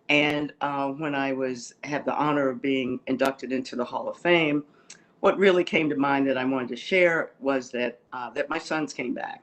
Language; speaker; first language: English; native; English